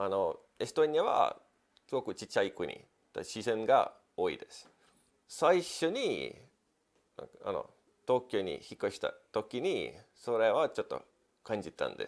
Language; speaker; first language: Japanese; non-native, fluent; Estonian